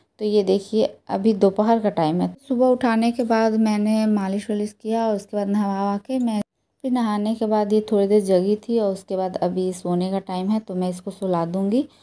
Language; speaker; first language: Hindi; native; Hindi